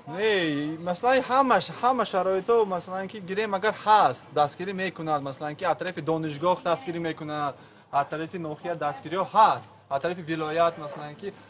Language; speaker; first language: Tajik; non-native, local second language; Russian